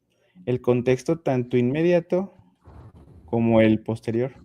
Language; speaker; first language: Spanish; native; Spanish